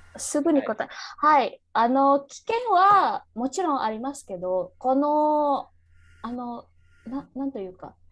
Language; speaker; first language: Japanese; non-native, learner; Indonesian